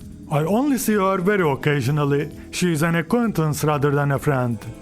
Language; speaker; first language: English; non-native, fluent; Turkish